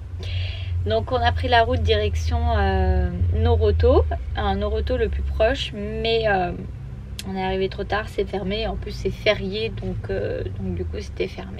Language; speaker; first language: French; native; French